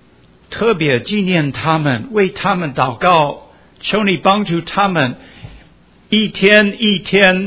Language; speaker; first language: Chinese; early bilingual, heritage; Chinese